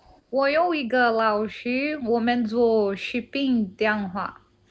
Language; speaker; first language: Chinese; non-native, learner; Portuguese